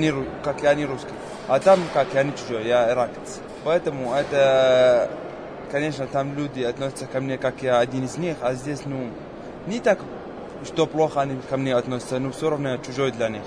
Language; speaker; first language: Russian; non-native, fluent; Arabic